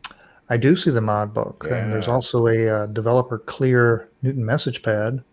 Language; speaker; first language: English; native; English